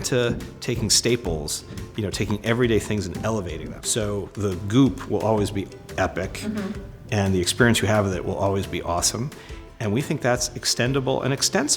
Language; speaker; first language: English; native; English